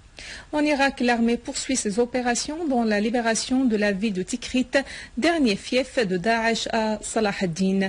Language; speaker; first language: French; non-native, fluent; Arabic